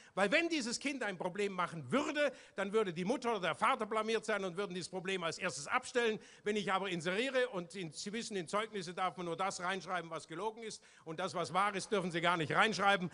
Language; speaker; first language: German; native; German